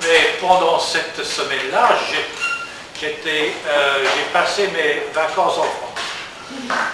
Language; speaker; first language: French; non-native, learner; English